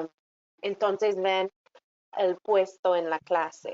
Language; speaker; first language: Spanish; non-native, fluent; English